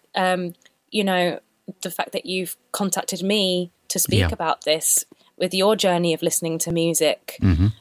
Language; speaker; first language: English; native; English